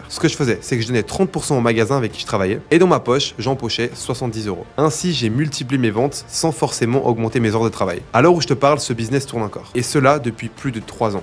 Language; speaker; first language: French; native; French